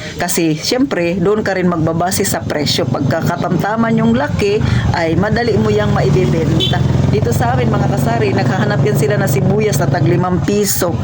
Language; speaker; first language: Filipino; non-native, local second language; Cebuano